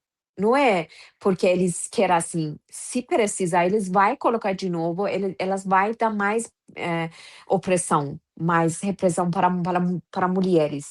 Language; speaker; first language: Portuguese; non-native, fluent; Persian